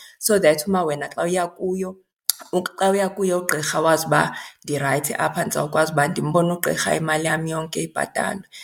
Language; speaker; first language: Xhosa; non-native, local second language; Zulu